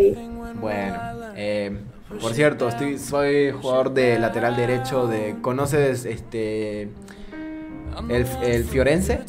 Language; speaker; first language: Spanish; native; Spanish